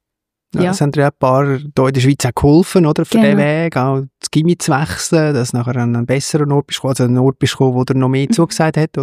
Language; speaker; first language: German; native; German